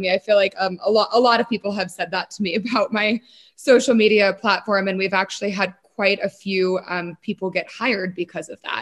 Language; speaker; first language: English; native; English